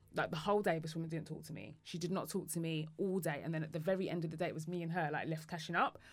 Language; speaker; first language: English; native; English